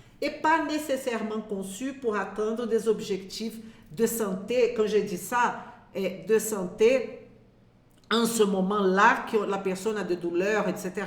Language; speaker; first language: French; non-native, fluent; Portuguese